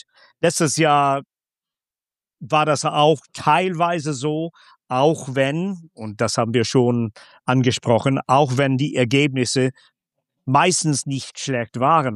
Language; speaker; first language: German; non-native, fluent; English